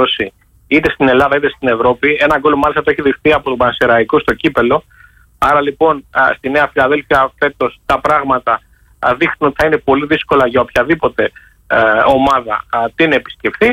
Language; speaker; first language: Greek; native; Greek